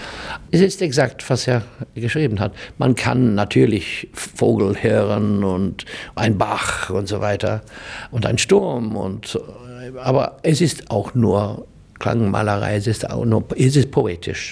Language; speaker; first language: German; non-native, learner; English